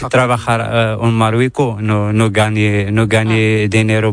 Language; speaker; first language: Spanish; non-native, learner; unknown